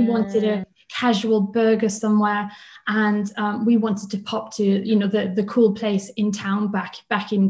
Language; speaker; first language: English; native; English